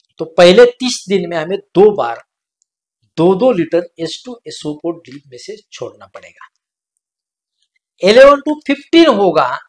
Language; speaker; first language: Hindi; non-native, local second language; Marathi